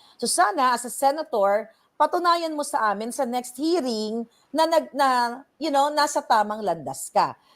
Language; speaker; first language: Filipino; native; Filipino